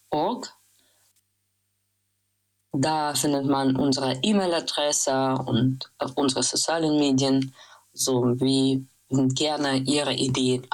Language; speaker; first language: German; non-native, learner; Russian